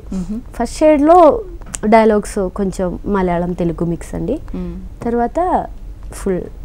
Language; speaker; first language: Telugu; non-native, learner; Malayalam